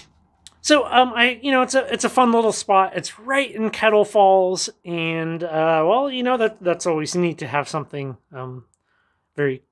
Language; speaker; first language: English; native; English